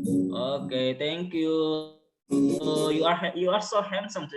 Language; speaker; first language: English; non-native, learner; Indonesian